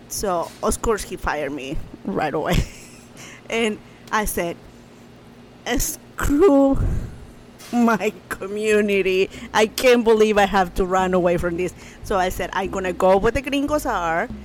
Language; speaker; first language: English; non-native, fluent; Spanish